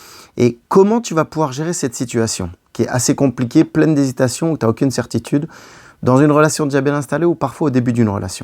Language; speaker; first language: French; native; French